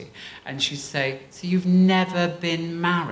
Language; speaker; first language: English; native; English